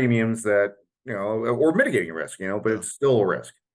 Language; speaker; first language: English; native; English